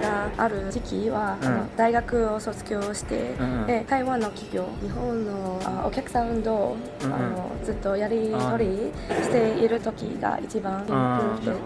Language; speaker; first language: Japanese; non-native, learner; Chinese